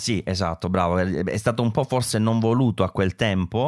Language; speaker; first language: Italian; native; Italian